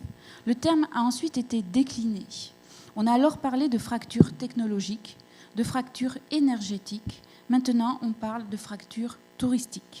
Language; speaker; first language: French; native; French